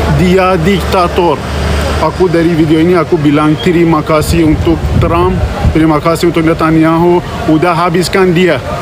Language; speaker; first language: Indonesian; non-native, fluent; Persian